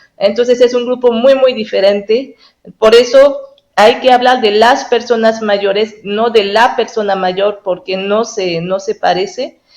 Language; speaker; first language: Spanish; non-native, fluent; French